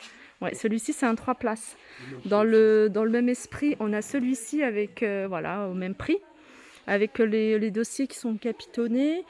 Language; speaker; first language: French; native; French